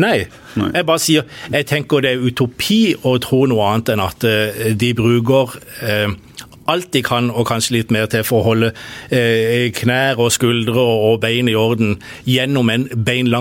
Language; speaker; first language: Norwegian; native; Norwegian